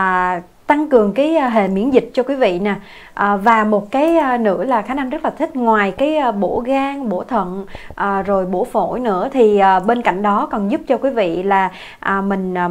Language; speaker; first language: Vietnamese; native; Vietnamese